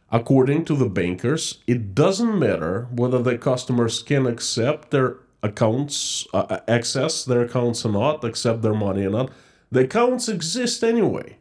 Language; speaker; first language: English; non-native, fluent; Russian